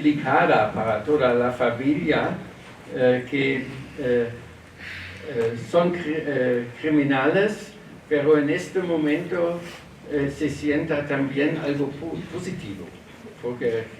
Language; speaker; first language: Spanish; non-native, learner; German